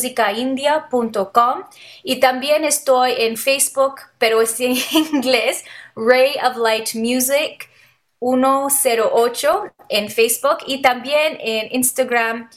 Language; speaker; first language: Spanish; non-native, learner; English